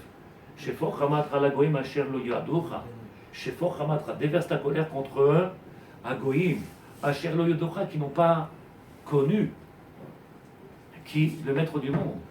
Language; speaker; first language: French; native; French